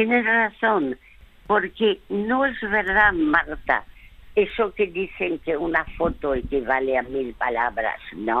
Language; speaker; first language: Spanish; early bilingual, other home language; French